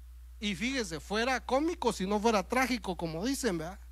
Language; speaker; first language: Spanish; native; Spanish